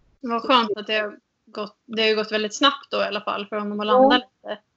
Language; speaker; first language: Swedish; native; Swedish